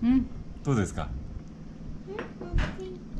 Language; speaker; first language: Japanese; non-native, fluent; Korean